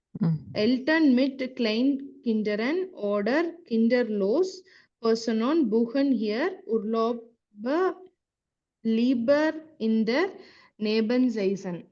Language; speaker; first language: German; non-native, learner; Tamil